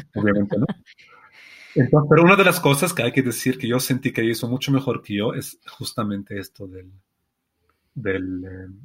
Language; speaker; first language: Spanish; non-native, fluent; Arabic